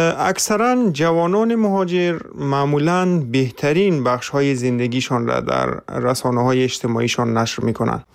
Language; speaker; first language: Persian; native; Persian